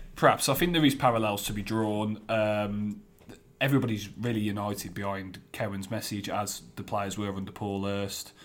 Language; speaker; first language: English; native; English